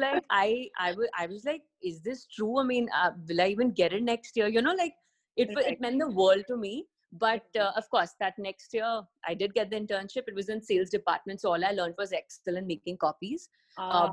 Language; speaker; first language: English; non-native, local second language; Hindi